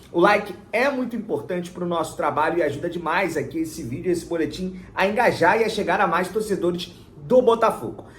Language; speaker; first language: Portuguese; native; Portuguese